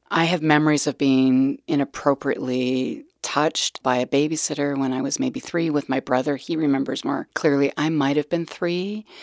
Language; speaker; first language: English; native; English